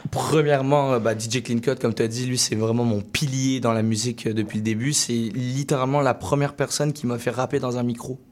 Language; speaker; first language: French; native; French